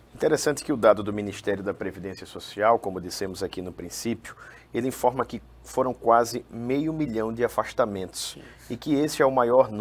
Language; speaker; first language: Portuguese; native; Portuguese